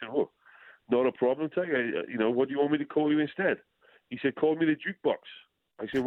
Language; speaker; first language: English; native; English